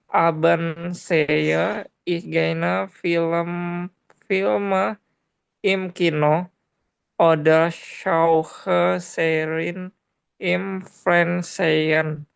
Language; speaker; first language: German; non-native, learner; Indonesian